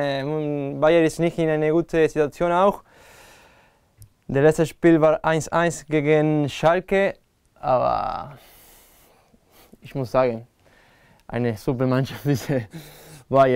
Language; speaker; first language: German; non-native, learner; Spanish